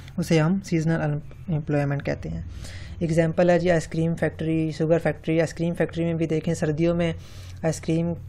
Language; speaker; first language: Urdu; non-native, local second language; Punjabi